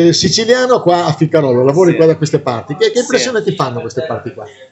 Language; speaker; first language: Italian; native; Italian